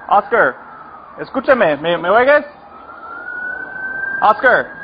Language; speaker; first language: Spanish; early bilingual, heritage; Spanish